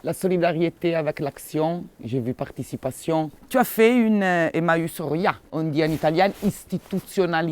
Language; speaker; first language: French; non-native, learner; Italian